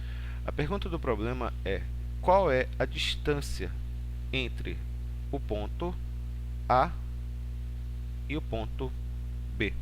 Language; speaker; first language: Portuguese; native; Portuguese